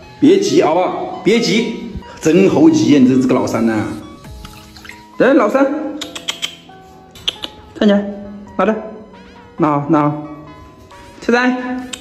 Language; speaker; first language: Chinese; native; Chinese